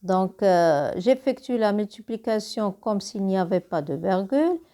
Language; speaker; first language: French; non-native, local second language; Arabic